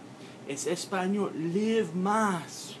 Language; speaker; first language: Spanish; non-native, learner; English